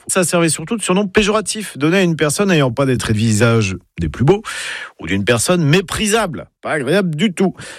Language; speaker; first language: French; native; French